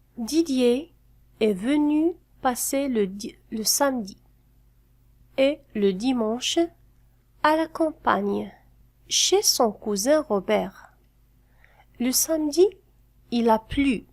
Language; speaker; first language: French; non-native, fluent; Arabic